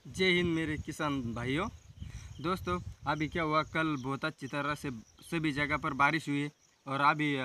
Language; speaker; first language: Hindi; non-native, local second language; Marathi